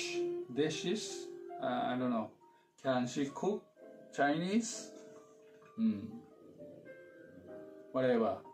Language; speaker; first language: English; non-native, learner; Thai